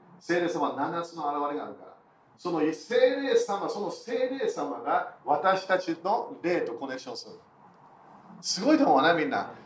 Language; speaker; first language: Japanese; non-native, fluent; English